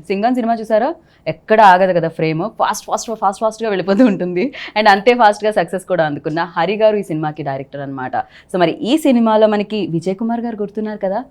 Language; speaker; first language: Telugu; native; Telugu